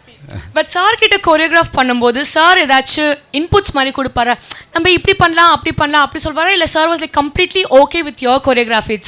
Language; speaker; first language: Tamil; native; Tamil